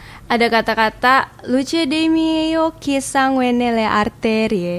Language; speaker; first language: Italian; non-native, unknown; Indonesian